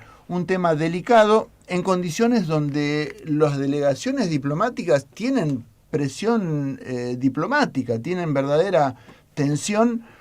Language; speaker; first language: Spanish; native; Spanish